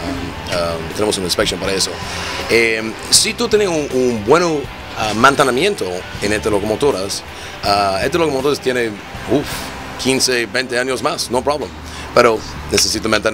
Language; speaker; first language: Spanish; non-native, learner; English